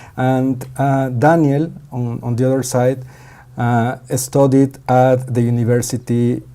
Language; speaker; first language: English; non-native, fluent; Spanish